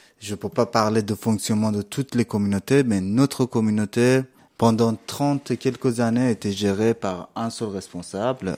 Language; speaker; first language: French; non-native, fluent; Persian